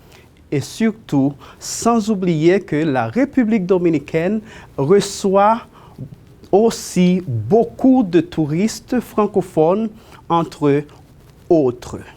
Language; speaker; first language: French; non-native, fluent; Spanish